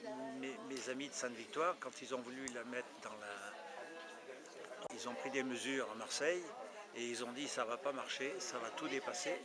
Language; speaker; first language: French; native; French